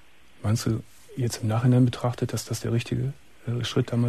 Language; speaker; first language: German; native; German